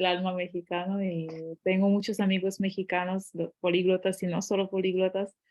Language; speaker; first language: Spanish; non-native, fluent; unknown